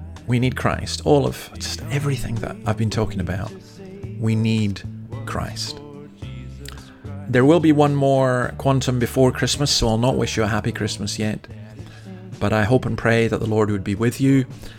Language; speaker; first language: English; native; English